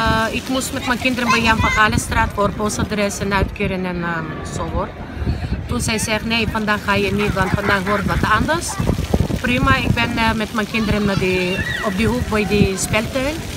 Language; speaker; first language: Dutch; non-native, learner; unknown